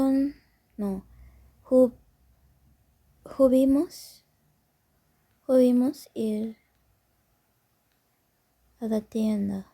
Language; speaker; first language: Spanish; non-native, learner; English